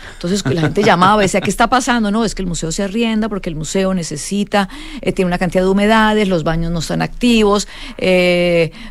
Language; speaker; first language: Spanish; native; Spanish